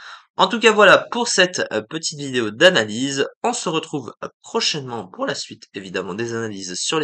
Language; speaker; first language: French; native; French